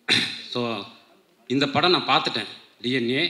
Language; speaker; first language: Tamil; native; Tamil